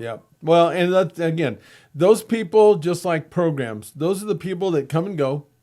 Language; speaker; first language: English; native; English